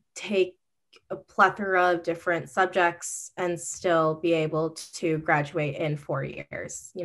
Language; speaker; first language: English; native; English